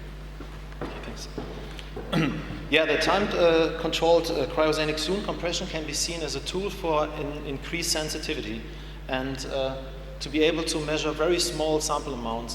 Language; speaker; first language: English; non-native, fluent; German